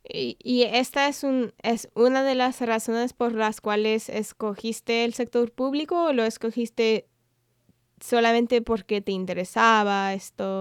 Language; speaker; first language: Spanish; non-native, fluent; English